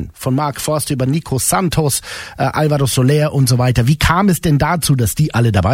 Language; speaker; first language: German; native; German